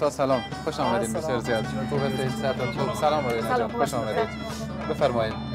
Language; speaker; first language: Persian; native; Persian